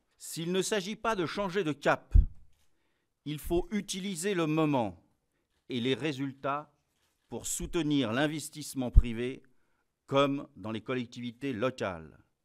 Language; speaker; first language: French; native; French